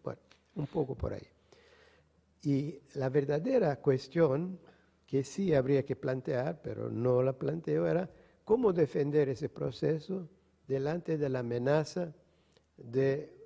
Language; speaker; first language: Spanish; non-native, fluent; Portuguese